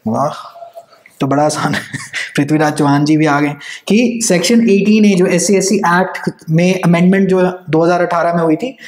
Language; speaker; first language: English; non-native, local second language; Hindi